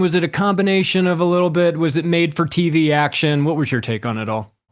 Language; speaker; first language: English; native; English